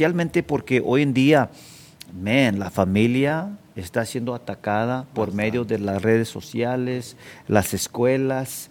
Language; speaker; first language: Spanish; early bilingual, heritage; Spanish